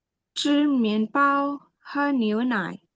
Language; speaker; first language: Chinese; non-native, learner; Indonesian